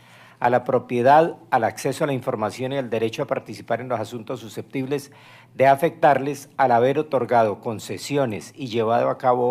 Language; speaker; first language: Spanish; native; Spanish